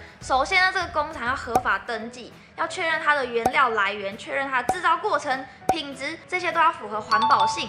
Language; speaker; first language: Chinese; native; Chinese